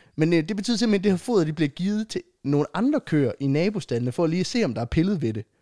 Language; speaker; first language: Danish; native; Danish